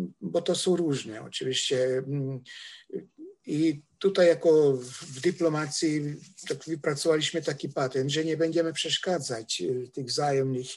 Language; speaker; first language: Polish; non-native, fluent; Hungarian